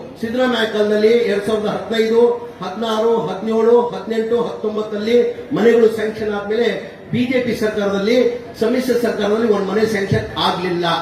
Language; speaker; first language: Kannada; non-native, local second language; Urdu